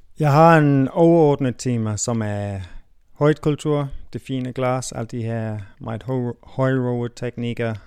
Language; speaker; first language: Danish; non-native, fluent; English